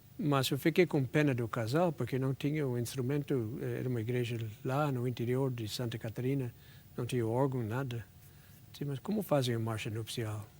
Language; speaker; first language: Portuguese; non-native, fluent; English